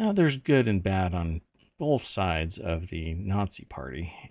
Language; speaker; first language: English; non-native, fluent; German